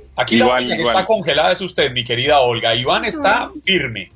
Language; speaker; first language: Spanish; native; Spanish